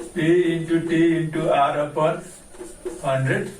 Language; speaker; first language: English; non-native, local second language; Nepali